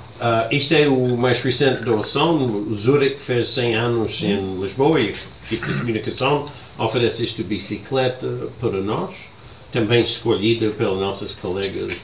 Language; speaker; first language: Portuguese; non-native, learner; English